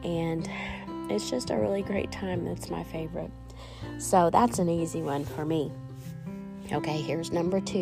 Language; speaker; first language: English; native; English